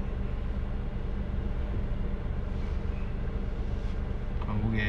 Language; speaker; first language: Japanese; native; Japanese